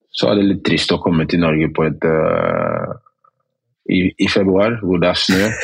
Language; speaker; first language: Norwegian; early bilingual, other home language; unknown